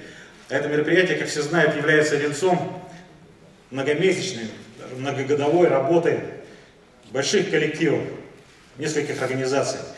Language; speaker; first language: Russian; native; Russian